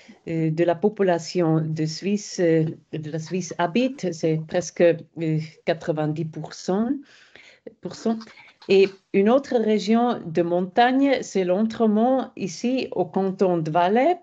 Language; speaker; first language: French; non-native, fluent; German